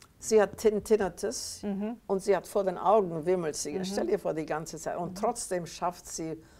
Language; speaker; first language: German; native; German